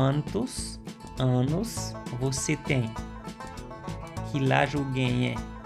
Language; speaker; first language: Portuguese; non-native, fluent; Haitian Creole